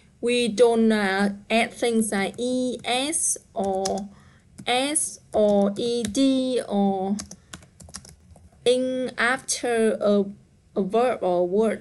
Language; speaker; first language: English; non-native, fluent; Vietnamese